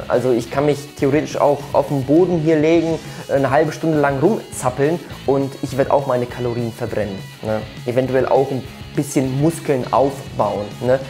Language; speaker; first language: German; early bilingual, other home language; Polish